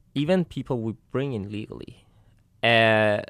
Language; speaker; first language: English; non-native, fluent; Persian